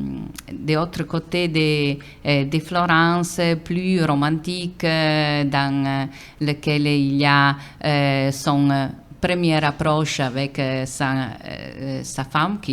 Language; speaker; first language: French; non-native, fluent; Italian